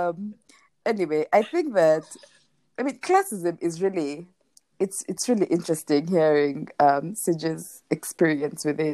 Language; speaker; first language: English; non-native, local second language; Nyankole